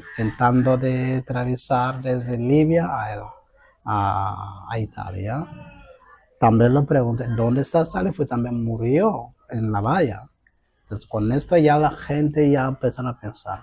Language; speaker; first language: Spanish; non-native, fluent; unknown